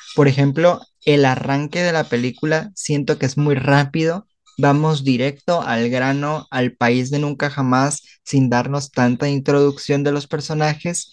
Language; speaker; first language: Spanish; native; Spanish